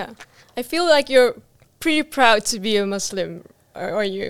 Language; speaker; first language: English; non-native, fluent; Dutch